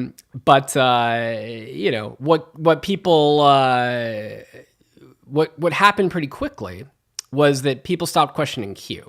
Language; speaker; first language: English; native; English